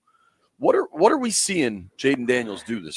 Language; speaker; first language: English; native; English